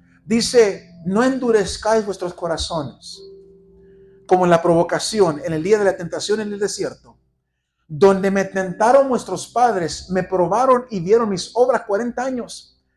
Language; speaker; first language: Spanish; native; Spanish